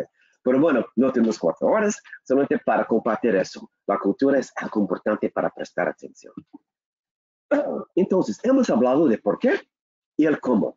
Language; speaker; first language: Spanish; non-native, learner; English